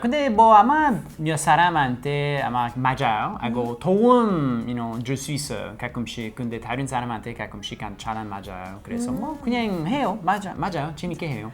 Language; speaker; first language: Korean; non-native, learner; English